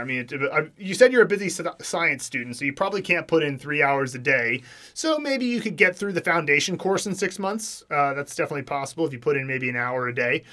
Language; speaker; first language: English; native; English